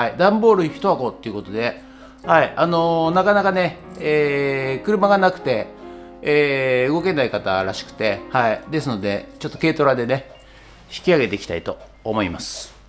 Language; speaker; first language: Japanese; native; Japanese